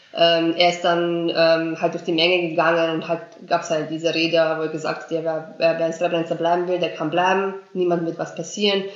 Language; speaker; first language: German; early bilingual, other home language; Bosnian